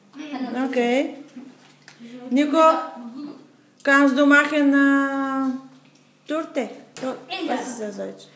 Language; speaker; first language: German; non-native, learner; Bulgarian